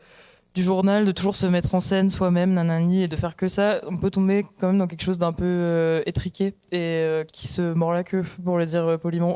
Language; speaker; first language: French; native; French